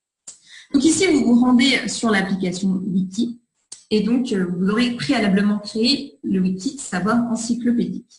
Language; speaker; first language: French; native; French